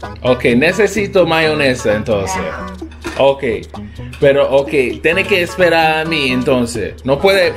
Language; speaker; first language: Spanish; non-native, learner; English